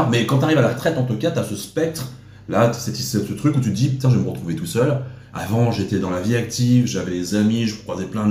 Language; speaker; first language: French; native; French